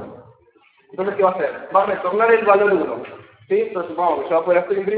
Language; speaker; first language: Spanish; native; Spanish